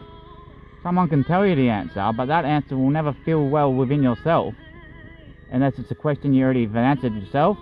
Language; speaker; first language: English; native; English